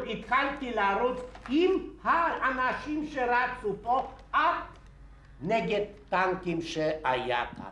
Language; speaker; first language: Hebrew; non-native, fluent; Polish